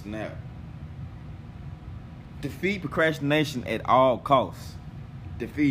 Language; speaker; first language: English; native; English